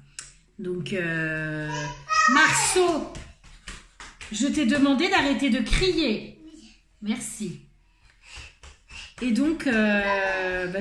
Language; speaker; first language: French; native; French